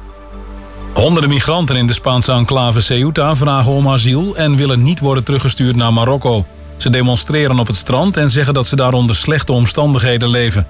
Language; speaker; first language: Dutch; native; Dutch